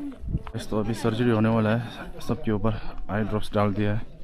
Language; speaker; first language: Hindi; non-native, fluent; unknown